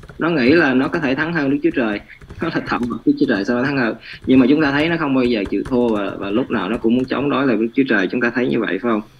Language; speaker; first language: Vietnamese; early bilingual, heritage; Vietnamese